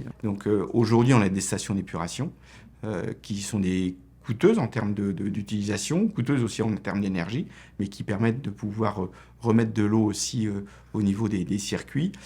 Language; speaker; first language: French; native; French